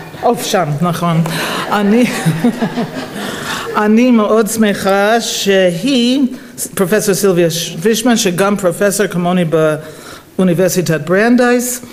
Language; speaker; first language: Hebrew; non-native, fluent; English